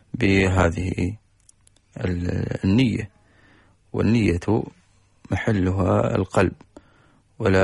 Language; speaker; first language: Arabic; native; Arabic